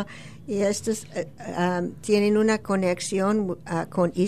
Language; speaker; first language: Spanish; non-native, fluent; English